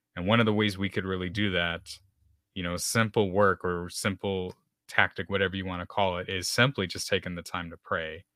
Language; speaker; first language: English; native; English